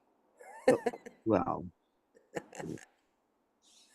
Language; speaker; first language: English; native; English